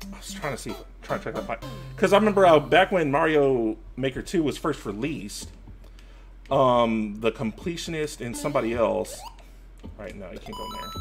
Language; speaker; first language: English; native; English